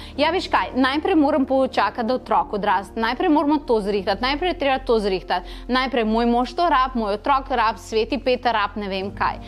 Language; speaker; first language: Slovenian; non-native, local second language; Croatian